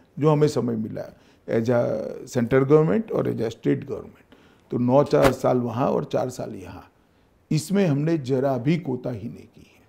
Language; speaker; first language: Hindi; non-native, local second language; Gujarati